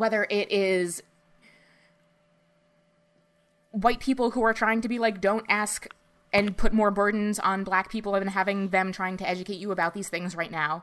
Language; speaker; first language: English; native; English